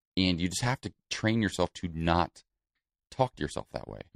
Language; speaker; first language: English; native; English